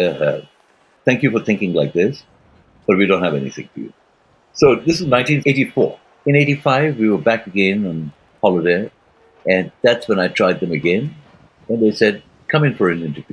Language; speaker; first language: English; non-native, local second language; Urdu